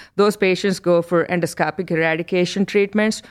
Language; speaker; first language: English; non-native, local second language; Telugu